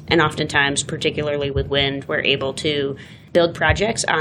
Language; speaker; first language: English; native; English